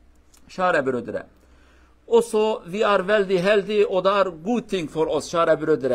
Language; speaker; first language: Swedish; non-native, fluent; Kurdish